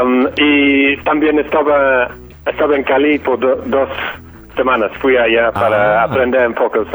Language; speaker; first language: Spanish; non-native, fluent; English